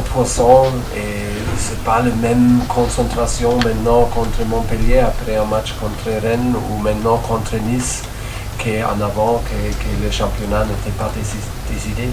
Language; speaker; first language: French; non-native, learner; German